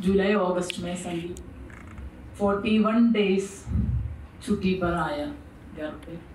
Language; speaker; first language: Hindi; non-native, local second language; Malayalam